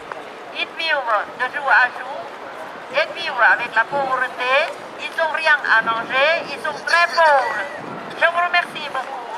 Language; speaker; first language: French; non-native, fluent; Lao